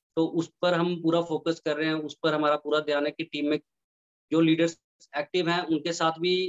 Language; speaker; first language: Hindi; native; Hindi